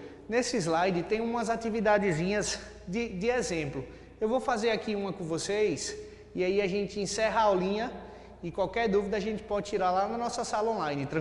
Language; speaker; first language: Portuguese; native; Portuguese